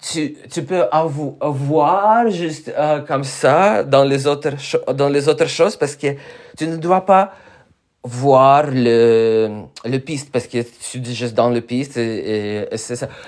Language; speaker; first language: French; non-native, learner; Russian